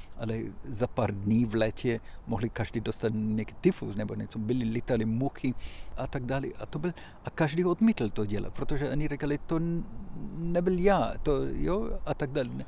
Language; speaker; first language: Czech; non-native, fluent; Hindi